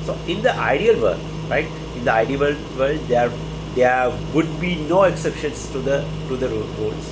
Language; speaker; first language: English; non-native, local second language; Sinhala